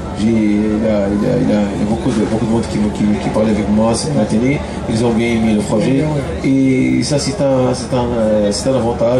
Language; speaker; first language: French; non-native, fluent; Tachelhit